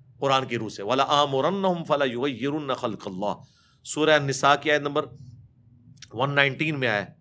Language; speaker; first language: Urdu; native; Urdu